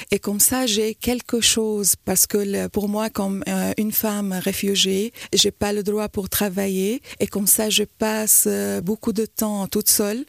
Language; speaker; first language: French; non-native, learner; Arabic